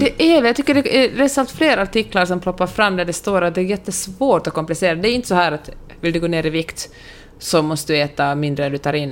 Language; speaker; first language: Swedish; native; Swedish